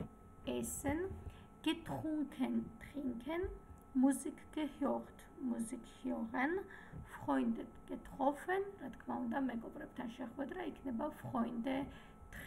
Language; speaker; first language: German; non-native, fluent; Georgian